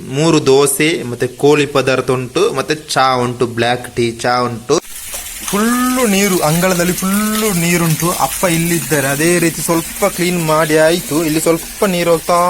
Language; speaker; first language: Kannada; non-native, local second language; Tulu